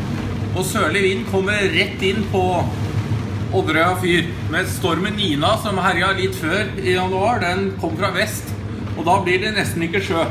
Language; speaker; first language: Norwegian; native; Norwegian